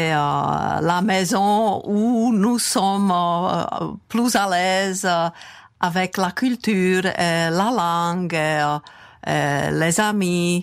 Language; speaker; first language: French; non-native, fluent; Czech